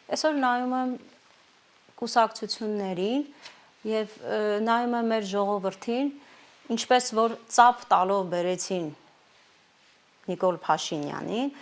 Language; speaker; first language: Armenian; non-native, local second language; Kurdish